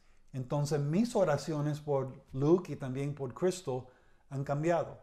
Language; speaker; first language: Spanish; early bilingual, heritage; Spanish